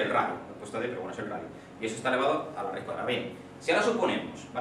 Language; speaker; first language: Spanish; native; Spanish